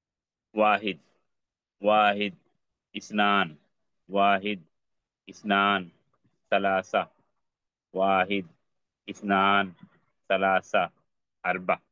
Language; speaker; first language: Arabic; non-native, fluent; Urdu